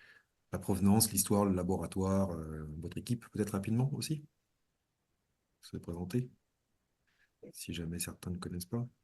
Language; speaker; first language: French; native; French